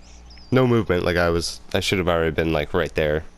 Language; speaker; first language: English; native; English